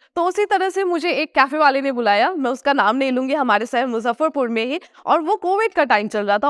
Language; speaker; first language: Hindi; non-native, local second language; Nepali